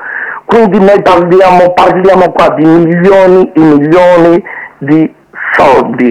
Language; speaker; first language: Italian; non-native, fluent; Portuguese